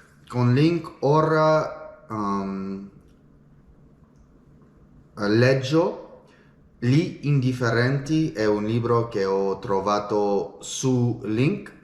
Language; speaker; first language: Italian; non-native, learner; English